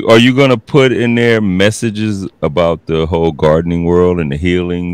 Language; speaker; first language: English; native; English